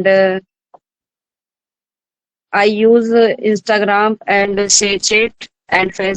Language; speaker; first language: English; non-native, learner; Hindi